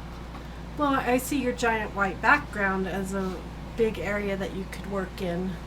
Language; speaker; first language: English; native; English